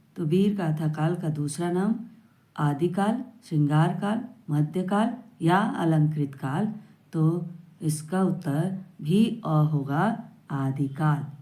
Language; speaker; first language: Hindi; native; Hindi